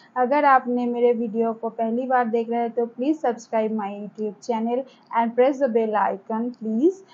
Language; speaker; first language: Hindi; non-native, local second language; Bangla